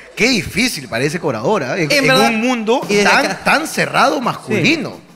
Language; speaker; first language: Spanish; native; Spanish